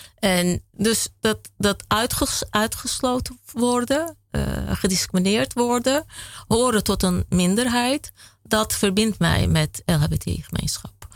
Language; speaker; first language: Dutch; early bilingual, other home language; Kurdish